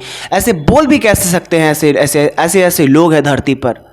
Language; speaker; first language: Hindi; native; Hindi